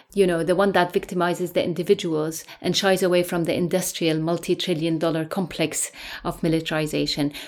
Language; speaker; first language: English; non-native, fluent; Arabic